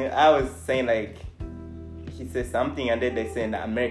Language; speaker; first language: English; early bilingual, other home language; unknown